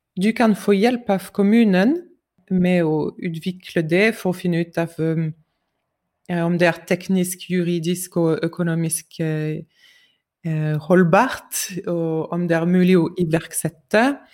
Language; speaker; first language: Norwegian; non-native, fluent; French